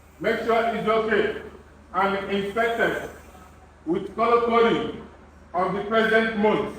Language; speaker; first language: English; non-native, fluent; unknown